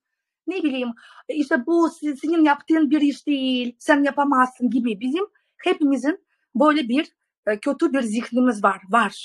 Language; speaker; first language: Turkish; non-native, fluent; Russian